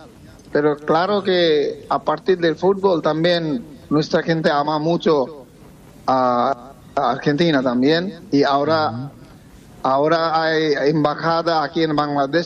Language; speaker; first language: Spanish; non-native, fluent; Bangla